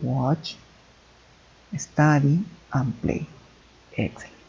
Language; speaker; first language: English; non-native, fluent; Spanish